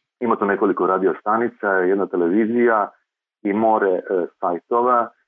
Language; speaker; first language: Serbian; native; Serbian